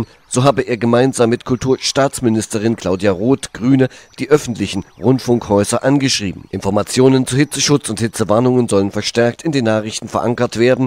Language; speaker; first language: German; native; German